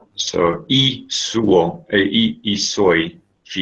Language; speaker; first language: Italian; non-native, learner; English